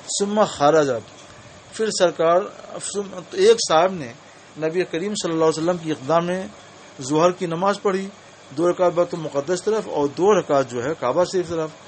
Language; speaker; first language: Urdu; native; Urdu